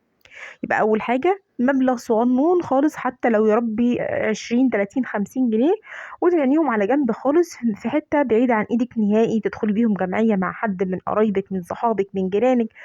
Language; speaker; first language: Arabic; native; Arabic